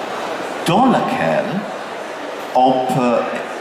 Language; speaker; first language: French; non-native, fluent; English